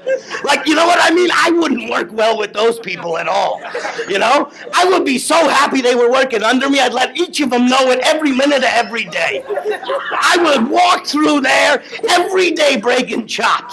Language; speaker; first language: English; native; English